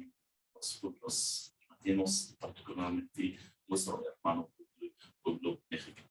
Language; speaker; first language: Spanish; non-native, learner; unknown